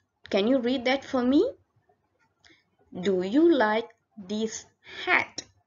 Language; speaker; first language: English; non-native, local second language; Tamil